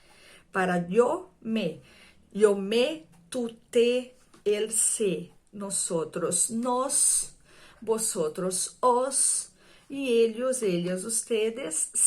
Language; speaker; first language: Spanish; non-native, fluent; Portuguese